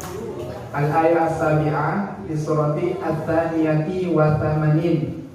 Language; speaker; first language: Arabic; non-native, learner; Indonesian